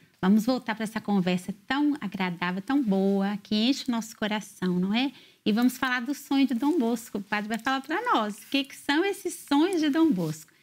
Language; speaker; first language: Portuguese; native; Portuguese